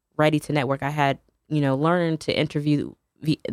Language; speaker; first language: English; native; English